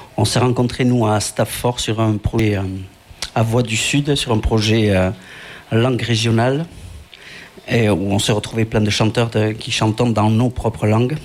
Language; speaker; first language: French; non-native, local second language; Basque